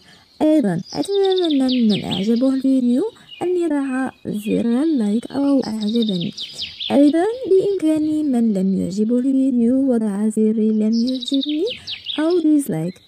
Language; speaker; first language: Arabic; native; Arabic